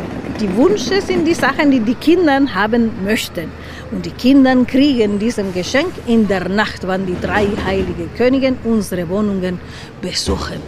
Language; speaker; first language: German; non-native, learner; Spanish